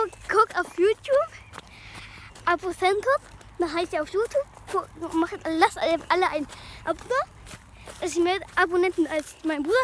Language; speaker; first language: German; early bilingual, other home language; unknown